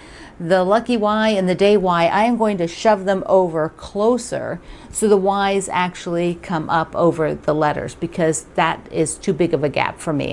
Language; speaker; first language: English; native; English